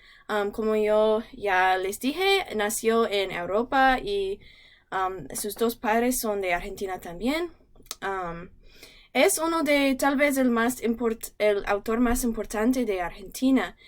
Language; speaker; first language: Spanish; non-native, learner; English